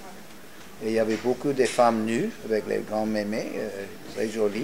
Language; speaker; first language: French; non-native, fluent; English